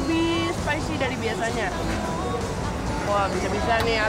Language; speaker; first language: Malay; non-native, local second language; Indonesian